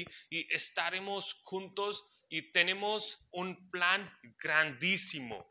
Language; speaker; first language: Spanish; non-native, fluent; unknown